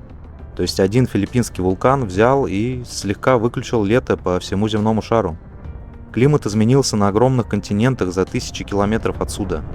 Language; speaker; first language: Russian; native; Russian